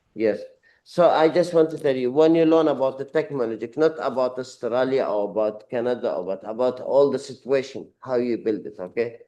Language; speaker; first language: English; non-native, learner; Arabic